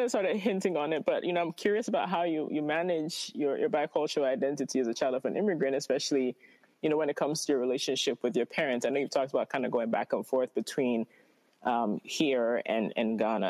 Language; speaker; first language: English; non-native, local second language; Akan